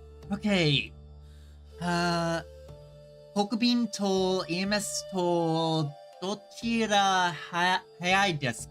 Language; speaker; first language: Japanese; non-native, learner; English